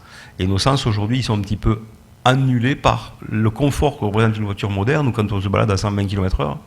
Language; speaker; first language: French; native; French